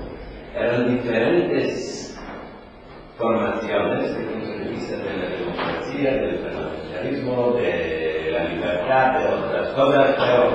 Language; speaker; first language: Spanish; non-native, fluent; Polish